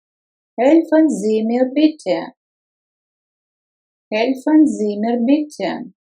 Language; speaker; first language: German; non-native, fluent; Russian